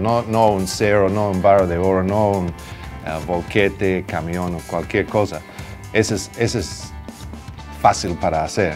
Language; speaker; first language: Spanish; non-native, learner; English